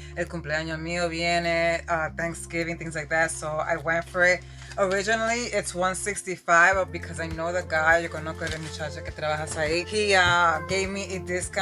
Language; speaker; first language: English; early bilingual, other home language; Spanish